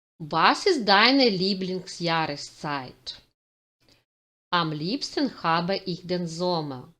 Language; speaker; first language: German; non-native, fluent; Ukrainian